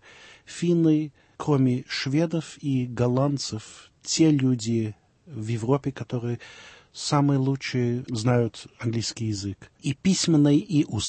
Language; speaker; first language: Russian; early bilingual, heritage; Russian